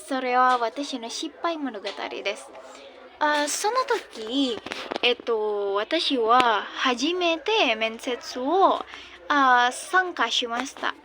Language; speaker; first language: Japanese; non-native, learner; Indonesian